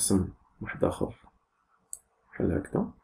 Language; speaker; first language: Arabic; native; Arabic